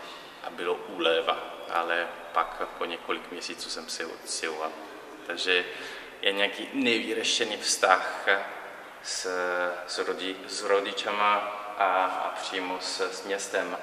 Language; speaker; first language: Czech; non-native, learner; Italian